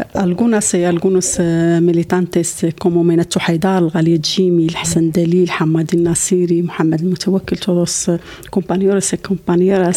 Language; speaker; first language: Spanish; non-native, learner; Arabic